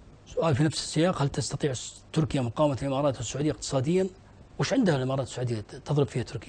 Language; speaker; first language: Arabic; native; Arabic